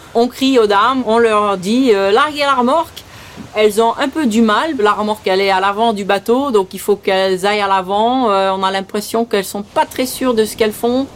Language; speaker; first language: French; early bilingual, other home language; Dutch